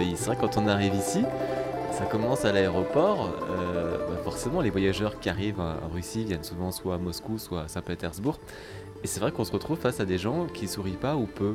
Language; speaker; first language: French; native; French